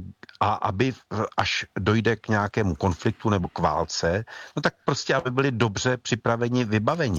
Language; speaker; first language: Czech; native; Czech